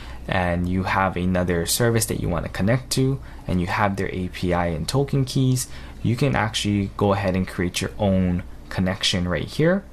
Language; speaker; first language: English; native; English